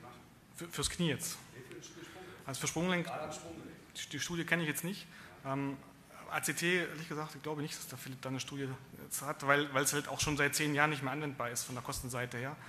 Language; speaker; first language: German; native; German